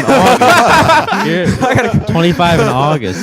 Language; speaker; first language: English; native; English